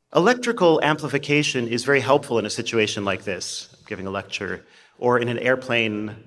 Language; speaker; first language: English; native; English